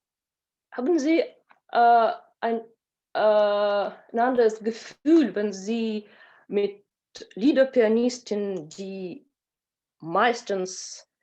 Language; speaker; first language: German; non-native, learner; Russian